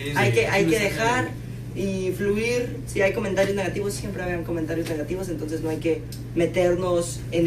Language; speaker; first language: Spanish; native; Spanish